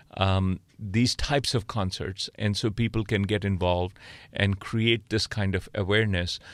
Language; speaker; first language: English; non-native, local second language; Punjabi